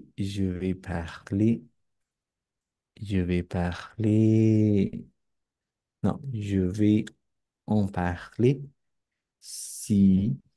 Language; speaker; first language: French; non-native, learner; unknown